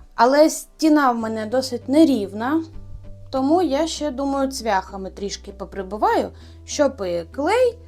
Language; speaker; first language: Ukrainian; native; Ukrainian